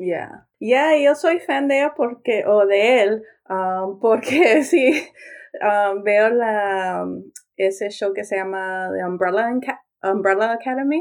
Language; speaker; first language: Spanish; early bilingual, heritage; Spanish